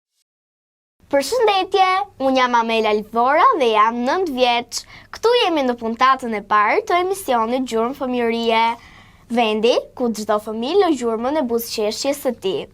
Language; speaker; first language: Albanian; native; Albanian